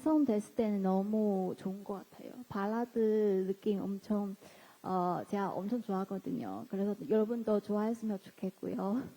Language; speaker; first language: Korean; non-native, fluent; Chinese